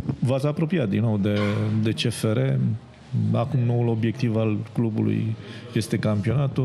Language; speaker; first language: Romanian; native; Romanian